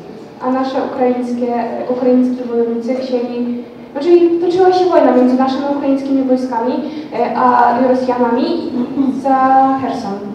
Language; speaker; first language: Polish; non-native, learner; Ukrainian